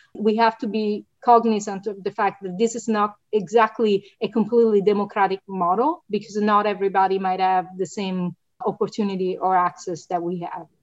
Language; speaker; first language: English; non-native, fluent; Italian